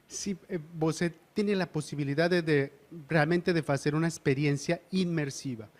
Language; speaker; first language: Portuguese; non-native, learner; Spanish